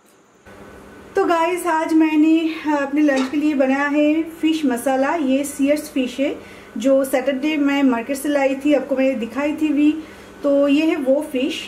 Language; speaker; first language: Hindi; non-native, local second language; Bangla